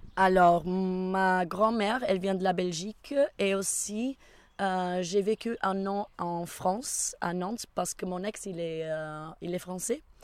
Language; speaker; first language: French; non-native, fluent; Portuguese